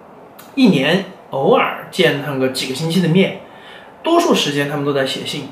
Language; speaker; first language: Chinese; native; Chinese